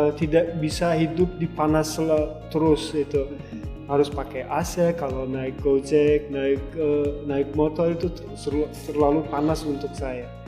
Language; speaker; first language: Indonesian; non-native, fluent; Turkmen